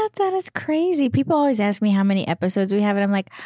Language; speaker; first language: English; native; English